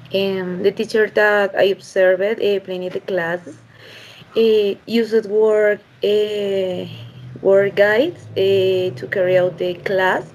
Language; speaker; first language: English; non-native, learner; Spanish